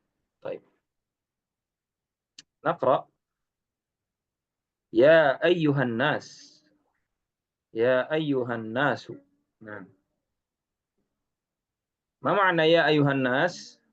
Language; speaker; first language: Arabic; non-native, fluent; Indonesian